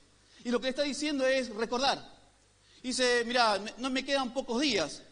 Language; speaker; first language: Spanish; native; Spanish